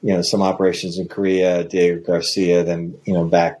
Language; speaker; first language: English; native; English